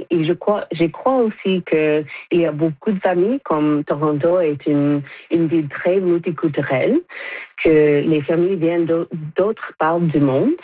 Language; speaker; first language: French; non-native, fluent; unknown